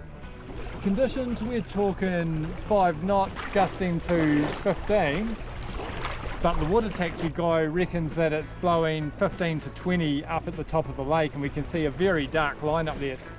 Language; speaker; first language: English; native; English